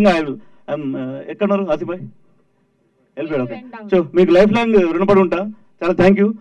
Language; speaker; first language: Telugu; native; Telugu